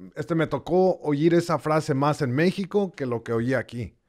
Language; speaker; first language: Spanish; early bilingual, heritage; Spanish